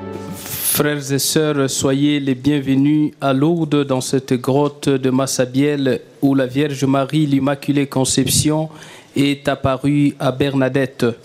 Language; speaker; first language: French; native; French